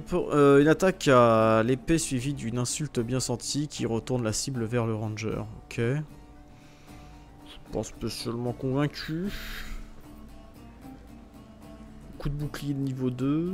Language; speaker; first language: French; native; French